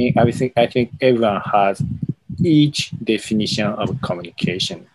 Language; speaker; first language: English; non-native, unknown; Japanese